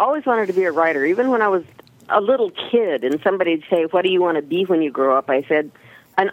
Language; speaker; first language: English; native; English